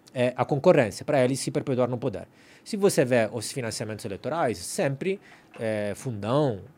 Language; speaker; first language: Portuguese; non-native, fluent; Italian